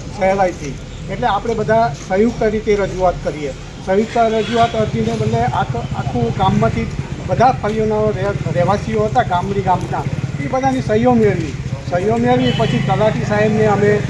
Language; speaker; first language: Gujarati; native; Gujarati